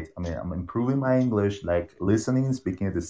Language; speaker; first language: English; non-native, fluent; Persian